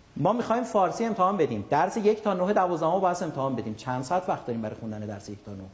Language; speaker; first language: Persian; native; Persian